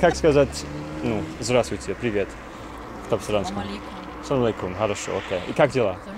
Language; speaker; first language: Russian; non-native, learner; English